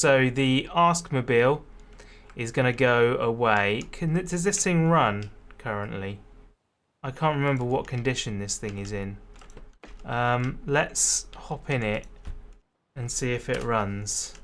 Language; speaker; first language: English; native; English